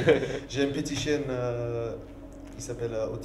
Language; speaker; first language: French; non-native, learner; English